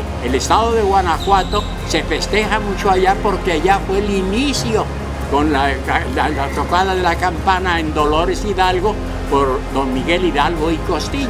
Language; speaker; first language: Spanish; native; Spanish